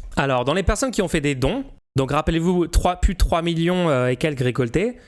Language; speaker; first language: French; native; French